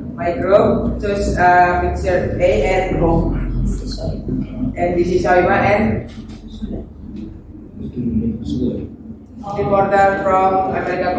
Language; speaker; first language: English; non-native, learner; Indonesian